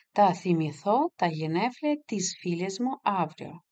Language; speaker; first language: Greek; non-native, fluent; Russian